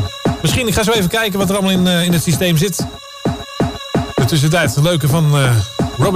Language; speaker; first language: Dutch; native; Dutch